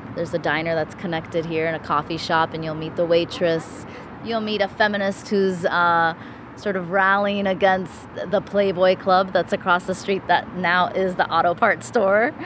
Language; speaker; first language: English; native; English